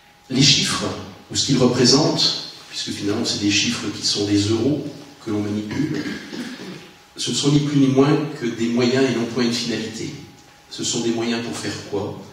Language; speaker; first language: French; native; French